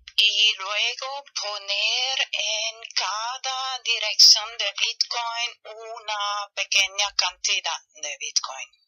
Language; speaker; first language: Spanish; non-native, fluent; German